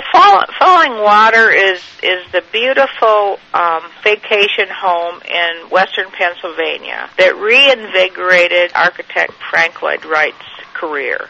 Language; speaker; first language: English; native; English